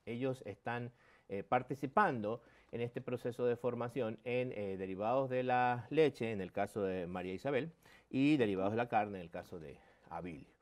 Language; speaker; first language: Spanish; native; Spanish